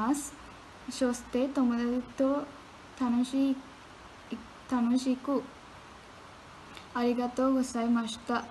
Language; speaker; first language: Japanese; non-native, learner; Sinhala